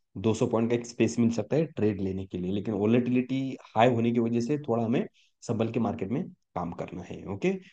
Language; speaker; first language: Hindi; non-native, local second language; Marathi